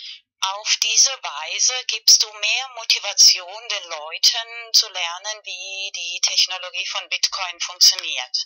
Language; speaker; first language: German; non-native, fluent; Spanish